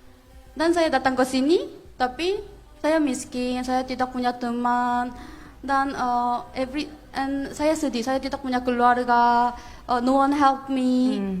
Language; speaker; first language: Indonesian; non-native, fluent; Korean